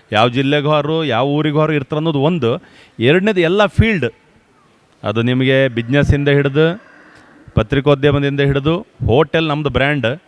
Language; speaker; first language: Kannada; native; Kannada